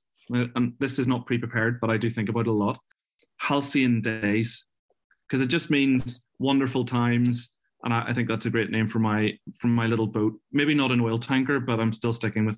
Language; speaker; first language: English; native; English